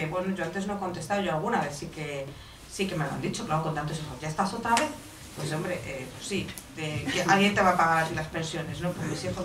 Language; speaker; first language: Spanish; native; Spanish